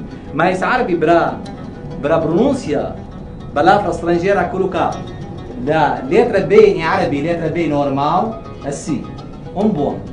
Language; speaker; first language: Portuguese; non-native, learner; Arabic